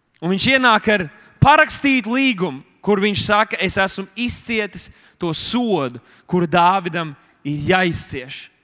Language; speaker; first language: Latvian; native; Latvian